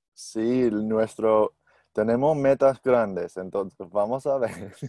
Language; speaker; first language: Spanish; non-native, learner; English